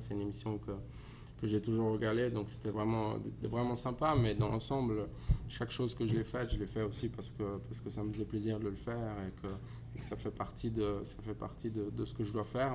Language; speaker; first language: French; native; French